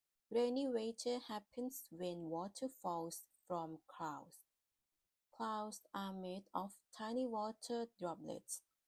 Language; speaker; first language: English; non-native, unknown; Thai